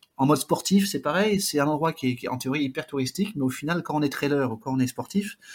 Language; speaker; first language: French; native; French